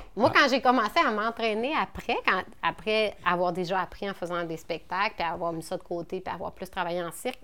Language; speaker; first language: French; native; French